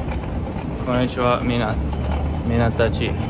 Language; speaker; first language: Japanese; non-native, learner; English